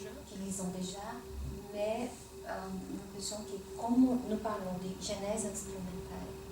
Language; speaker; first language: French; non-native, fluent; Portuguese